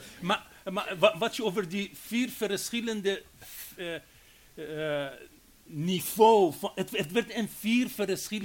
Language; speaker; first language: Dutch; non-native, fluent; Persian